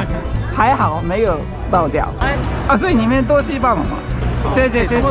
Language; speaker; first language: Chinese; non-native, learner; Japanese